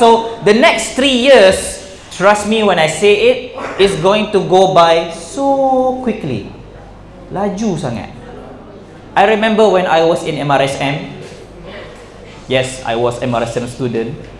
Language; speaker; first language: English; non-native, local second language; Malay